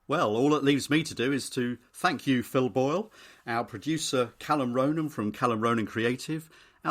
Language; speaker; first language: English; native; English